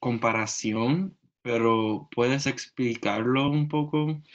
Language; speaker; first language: Spanish; non-native, learner; English